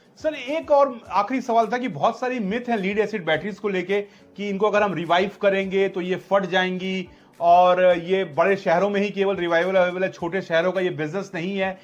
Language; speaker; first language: Hindi; native; Hindi